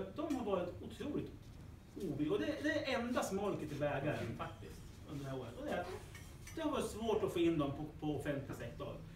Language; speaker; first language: Swedish; native; Swedish